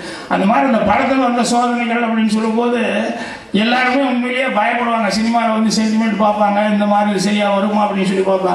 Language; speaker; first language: Tamil; native; Tamil